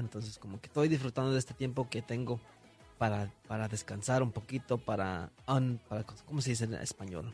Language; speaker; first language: Spanish; early bilingual, heritage; Spanish